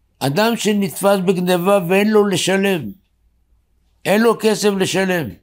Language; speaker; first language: Hebrew; native; Hebrew